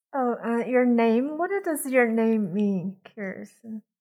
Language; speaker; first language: English; non-native, fluent; Chinese